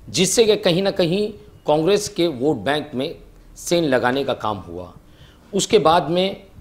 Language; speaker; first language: Hindi; non-native, local second language; Marathi